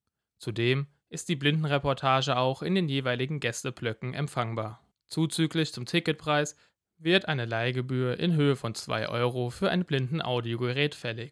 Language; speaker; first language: German; native; German